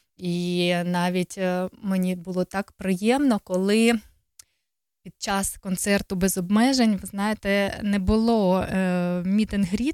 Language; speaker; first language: Ukrainian; native; Ukrainian